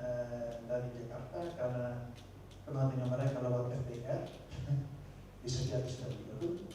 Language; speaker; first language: Indonesian; non-native, fluent; Dutch